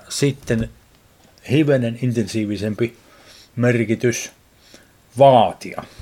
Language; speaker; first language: Finnish; native; Finnish